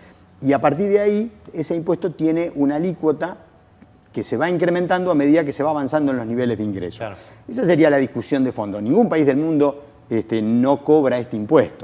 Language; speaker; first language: Spanish; native; Spanish